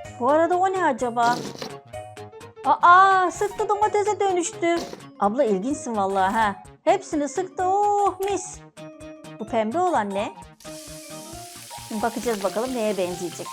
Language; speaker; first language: Turkish; native; Turkish